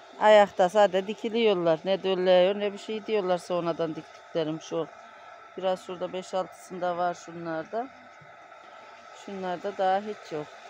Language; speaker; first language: Turkish; native; Turkish